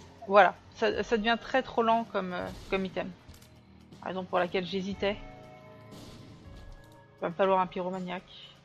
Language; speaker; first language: French; native; French